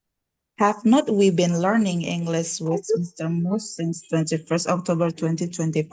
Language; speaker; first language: English; non-native, learner; Indonesian